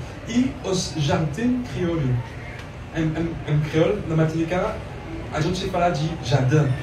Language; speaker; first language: Portuguese; non-native, learner; French